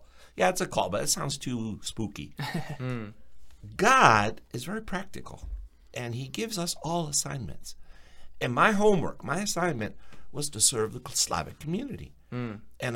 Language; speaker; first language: English; early bilingual, other home language; Ukrainian